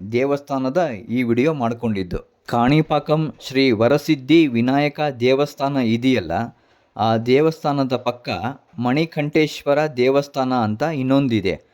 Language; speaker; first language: Kannada; native; Kannada